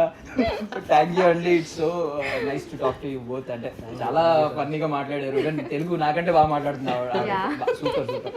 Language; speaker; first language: Telugu; native; Telugu